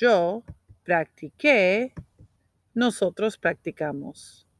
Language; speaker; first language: Spanish; non-native, fluent; English